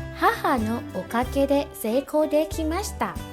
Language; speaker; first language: Japanese; non-native, fluent; Thai